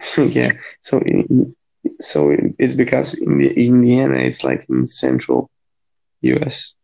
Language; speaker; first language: English; non-native, fluent; Croatian